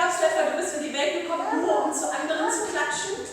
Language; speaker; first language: German; native; German